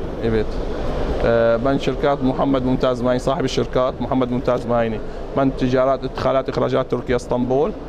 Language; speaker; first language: Turkish; non-native, learner; Arabic